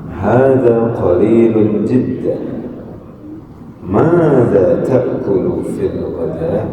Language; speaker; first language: Arabic; non-native, fluent; Indonesian